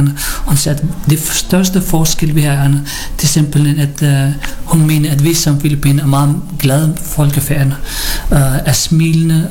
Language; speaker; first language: Danish; non-native, fluent; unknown